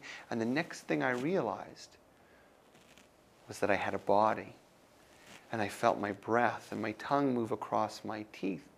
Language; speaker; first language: English; native; English